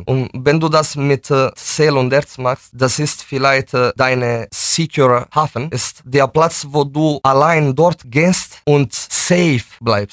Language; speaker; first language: German; non-native, fluent; Italian